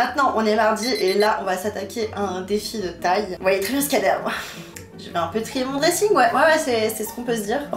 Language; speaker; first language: French; native; French